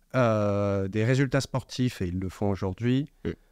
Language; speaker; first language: French; native; French